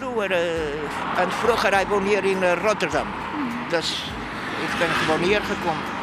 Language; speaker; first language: Dutch; non-native, fluent; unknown